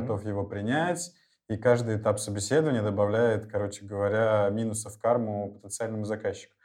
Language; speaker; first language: Russian; native; Russian